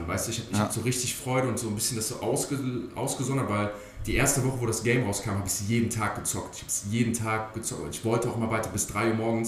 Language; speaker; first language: German; native; German